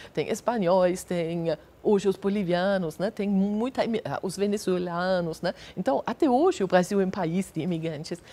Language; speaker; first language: Portuguese; non-native, fluent; German